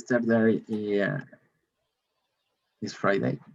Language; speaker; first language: English; non-native, learner; Spanish